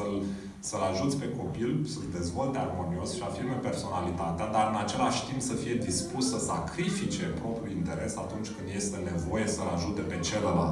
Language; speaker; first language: Romanian; native; Romanian